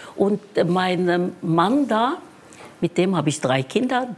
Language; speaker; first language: German; non-native, fluent; Norwegian